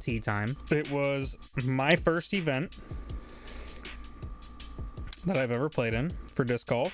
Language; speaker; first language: English; native; English